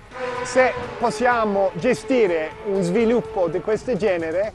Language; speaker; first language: Italian; non-native, fluent; English